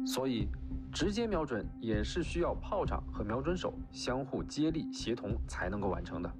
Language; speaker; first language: Chinese; native; Chinese